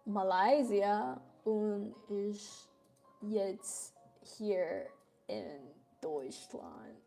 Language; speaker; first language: German; non-native, learner; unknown